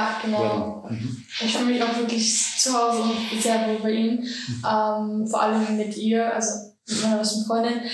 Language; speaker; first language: German; early bilingual, other home language; Georgian